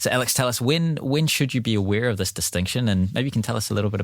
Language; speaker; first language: English; native; English